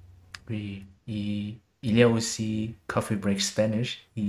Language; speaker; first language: French; non-native, learner; German